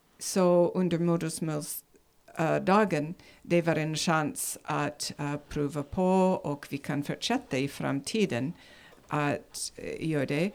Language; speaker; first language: Swedish; non-native, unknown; English